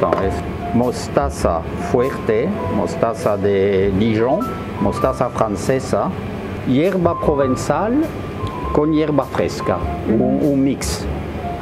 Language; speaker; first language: Spanish; non-native, learner; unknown